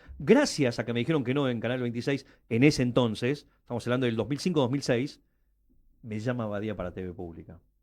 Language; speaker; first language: Spanish; early bilingual, other home language; Chinese